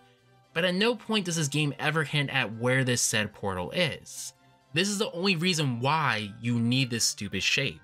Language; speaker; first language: English; native; English